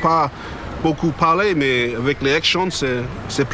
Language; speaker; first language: French; non-native, learner; English